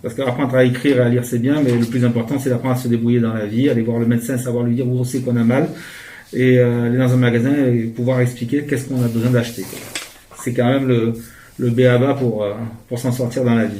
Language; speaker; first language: French; native; French